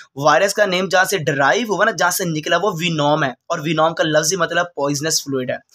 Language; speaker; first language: Urdu; non-native, local second language; Punjabi